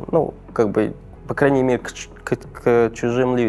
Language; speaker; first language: Russian; non-native, fluent; Korean